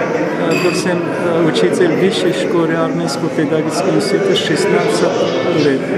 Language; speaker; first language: Czech; non-native, learner; Armenian